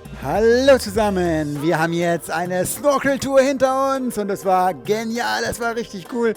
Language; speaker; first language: German; native; German